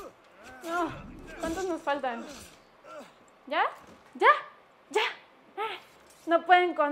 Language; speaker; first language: Spanish; native; Spanish